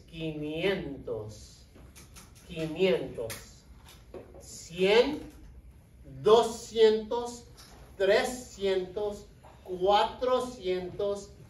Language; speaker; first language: Spanish; non-native, fluent; English